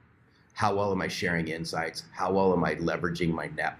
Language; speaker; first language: English; native; English